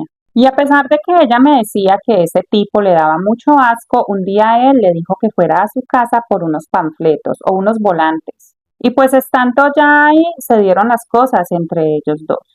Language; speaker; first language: Spanish; native; Spanish